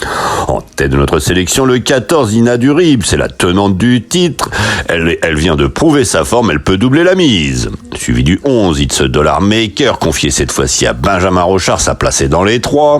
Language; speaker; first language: French; native; French